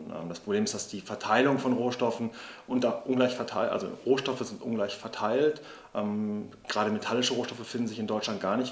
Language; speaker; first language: German; native; German